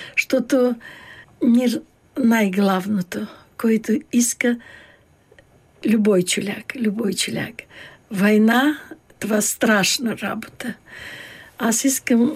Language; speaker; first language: Bulgarian; early bilingual, heritage; Bulgarian